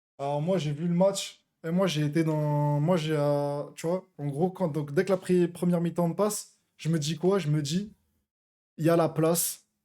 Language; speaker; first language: French; native; French